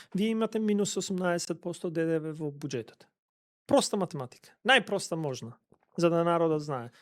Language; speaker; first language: Macedonian; non-native, local second language; Albanian